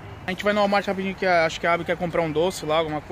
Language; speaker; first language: Portuguese; native; Portuguese